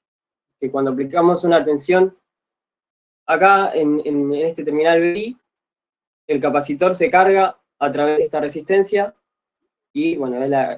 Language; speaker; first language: Spanish; native; Spanish